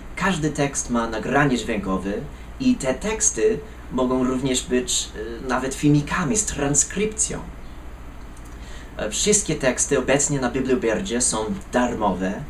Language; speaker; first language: Polish; non-native, fluent; English